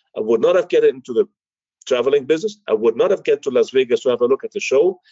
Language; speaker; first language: English; early bilingual, other home language; Dutch